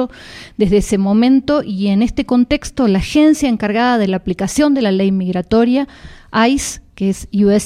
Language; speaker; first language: Spanish; native; Spanish